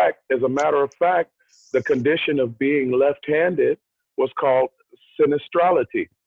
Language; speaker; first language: English; native; English